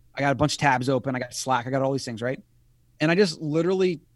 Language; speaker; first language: English; native; English